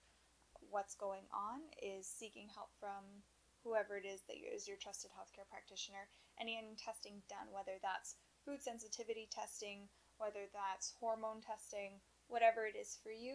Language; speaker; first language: English; native; English